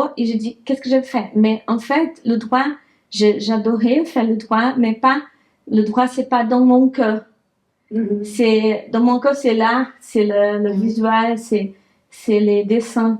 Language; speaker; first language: French; non-native, learner; Portuguese